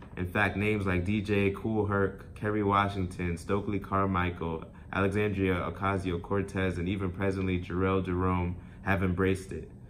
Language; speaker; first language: English; native; English